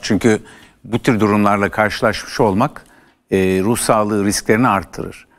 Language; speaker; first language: Turkish; native; Turkish